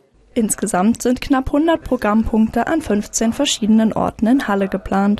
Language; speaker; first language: German; native; German